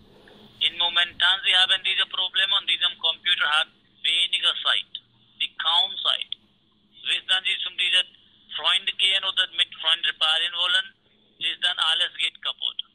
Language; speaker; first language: German; non-native, learner; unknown